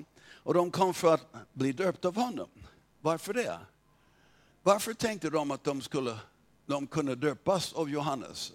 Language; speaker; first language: Swedish; non-native, fluent; English